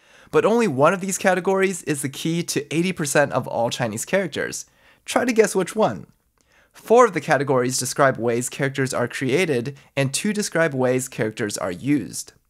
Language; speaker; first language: English; early bilingual, other home language; Chinese